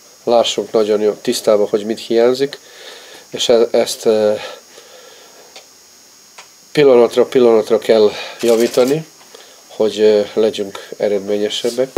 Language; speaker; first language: Hungarian; non-native, fluent; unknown